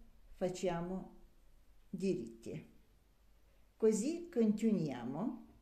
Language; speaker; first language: Italian; non-native, learner; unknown